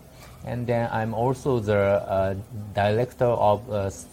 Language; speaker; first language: English; non-native, learner; Japanese